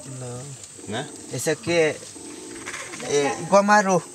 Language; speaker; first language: Portuguese; non-native, local second language; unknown